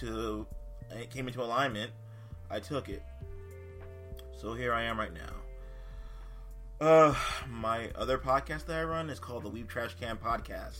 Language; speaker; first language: English; native; English